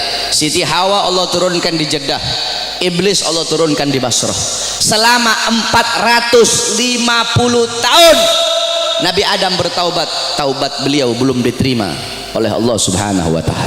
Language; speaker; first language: Indonesian; native; Indonesian